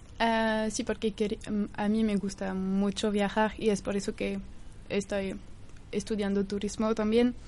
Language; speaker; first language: Spanish; non-native, learner; French